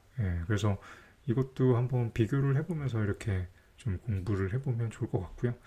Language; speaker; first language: Korean; native; Korean